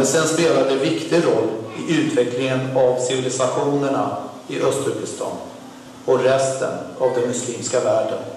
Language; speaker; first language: Swedish; non-native, fluent; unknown